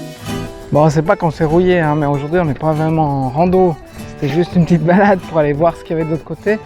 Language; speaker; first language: French; native; French